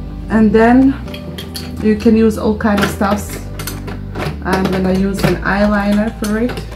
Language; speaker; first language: English; non-native, fluent; Macedonian